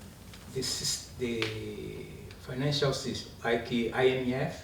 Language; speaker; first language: English; non-native, learner; Portuguese